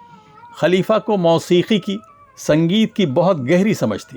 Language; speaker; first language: Hindi; native; Hindi